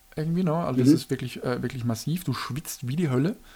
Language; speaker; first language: German; native; German